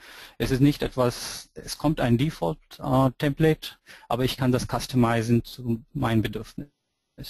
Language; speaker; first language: German; non-native, fluent; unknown